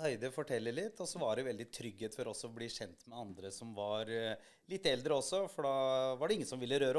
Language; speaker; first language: Norwegian; early bilingual, other home language; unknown